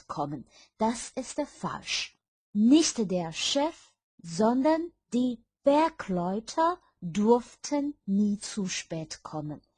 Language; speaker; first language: German; non-native, fluent; Chinese